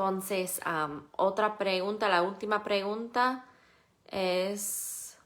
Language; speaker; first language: Spanish; non-native, fluent; English